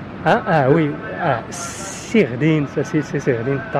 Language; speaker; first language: French; non-native, learner; Arabic